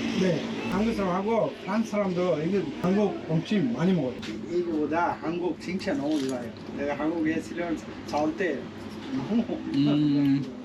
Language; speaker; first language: Korean; non-native, learner; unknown